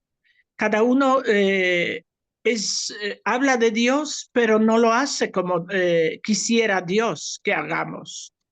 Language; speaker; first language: Spanish; non-native, fluent; Polish